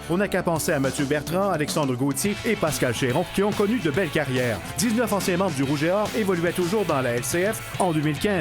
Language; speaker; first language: French; native; French